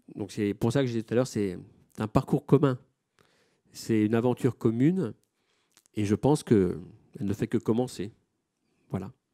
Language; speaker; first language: French; non-native, fluent; Italian